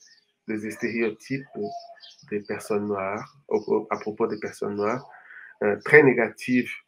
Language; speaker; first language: French; non-native, fluent; Portuguese